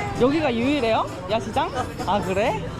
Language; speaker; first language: Korean; native; Korean